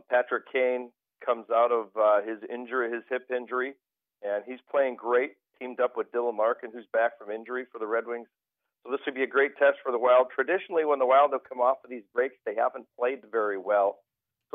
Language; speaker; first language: English; native; English